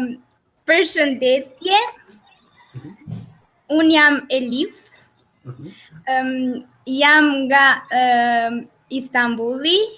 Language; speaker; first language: Albanian; non-native, learner; Turkish